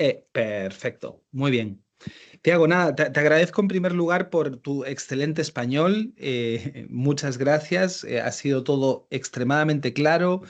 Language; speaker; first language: Spanish; native; Spanish